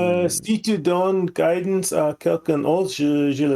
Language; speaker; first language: French; non-native, fluent; English